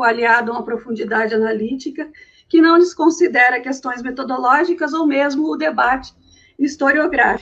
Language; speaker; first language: Portuguese; native; Portuguese